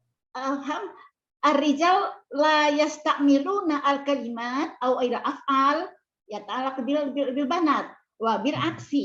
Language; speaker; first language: Arabic; non-native, learner; Indonesian